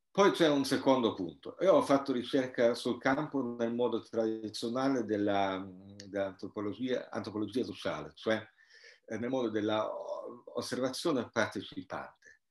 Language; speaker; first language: Italian; non-native, fluent; German